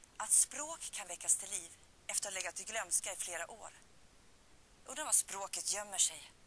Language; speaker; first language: Swedish; early bilingual, other home language; Finnish